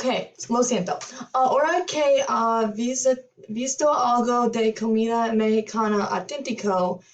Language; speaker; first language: Spanish; non-native, learner; English